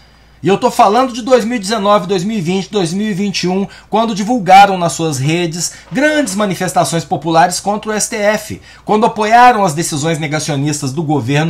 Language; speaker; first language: Portuguese; native; Portuguese